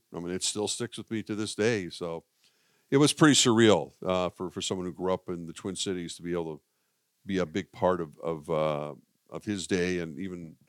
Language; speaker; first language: English; native; English